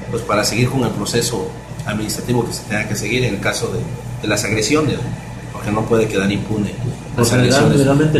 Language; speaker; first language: Spanish; native; Spanish